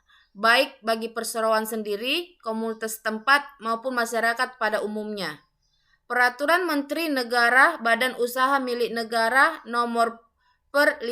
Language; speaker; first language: Indonesian; native; Indonesian